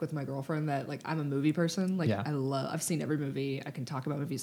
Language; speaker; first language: English; native; English